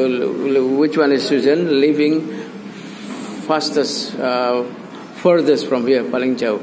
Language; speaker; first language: English; non-native, fluent; Indonesian